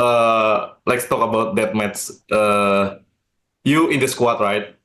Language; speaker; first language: English; non-native, learner; Indonesian